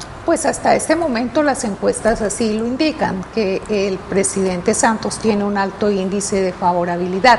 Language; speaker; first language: Spanish; native; Spanish